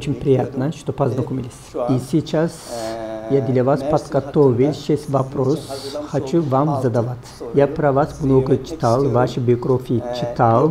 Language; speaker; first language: Russian; non-native, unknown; Turkish